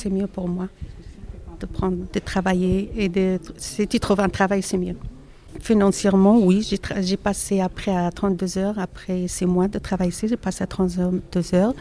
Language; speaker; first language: French; non-native, learner; Arabic